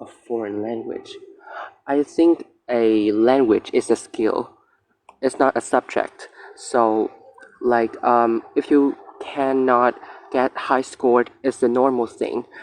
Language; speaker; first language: English; non-native, learner; Vietnamese